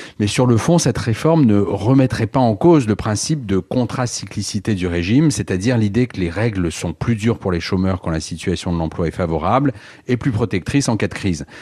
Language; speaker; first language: French; native; French